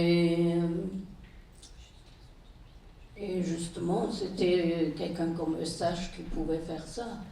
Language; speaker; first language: French; non-native, fluent; German